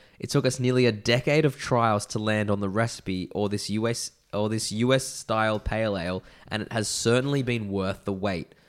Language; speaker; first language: English; native; English